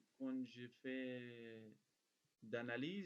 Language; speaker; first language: French; non-native, learner; Arabic